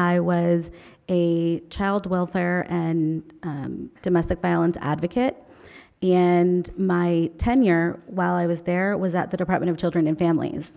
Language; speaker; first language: English; native; English